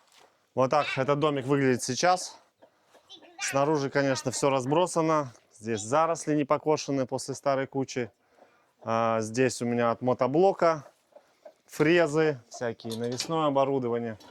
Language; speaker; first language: Russian; native; Russian